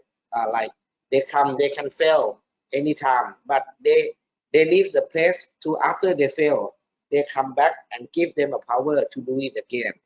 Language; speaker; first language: English; non-native, learner; Thai